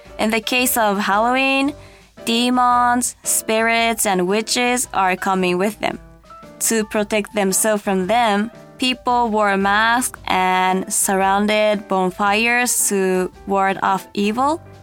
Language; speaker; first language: English; non-native, learner; Japanese